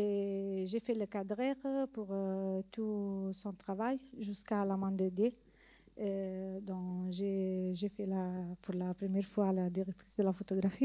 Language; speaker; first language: French; non-native, learner; Italian